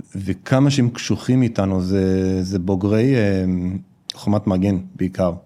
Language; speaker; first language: Hebrew; non-native, fluent; English